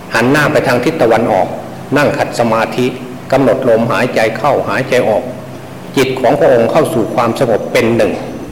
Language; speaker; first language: Thai; native; Thai